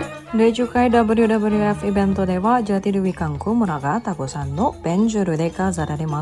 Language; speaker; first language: Japanese; non-native, fluent; Indonesian